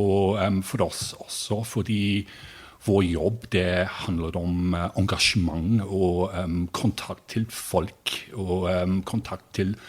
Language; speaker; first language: Norwegian; non-native, fluent; English